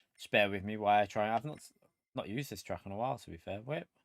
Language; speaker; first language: English; native; English